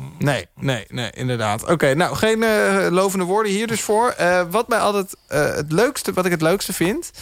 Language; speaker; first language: Dutch; native; Dutch